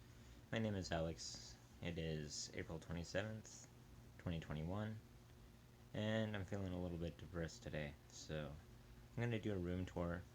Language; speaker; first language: English; native; English